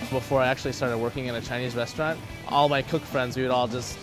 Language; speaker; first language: English; native; English